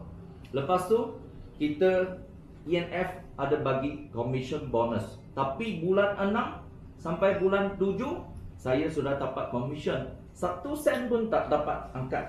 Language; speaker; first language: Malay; non-native, local second language; Chinese